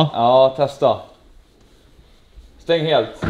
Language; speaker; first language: Swedish; native; Swedish